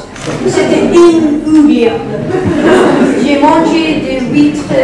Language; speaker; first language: French; non-native, learner; English